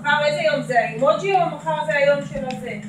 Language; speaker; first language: Hebrew; native; Hebrew